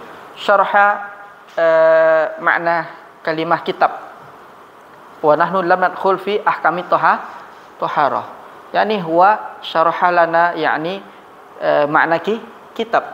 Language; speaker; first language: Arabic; non-native, fluent; Indonesian